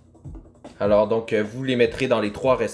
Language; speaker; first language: French; native; French